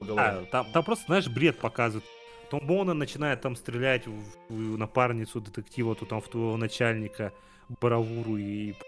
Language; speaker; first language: Russian; native; Russian